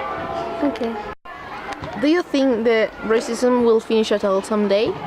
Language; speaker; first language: English; non-native, learner; Spanish